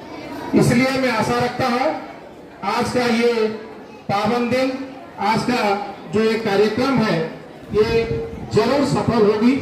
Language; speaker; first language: Hindi; non-native, local second language; Odia